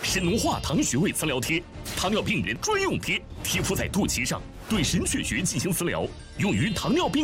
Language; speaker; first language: Chinese; native; Chinese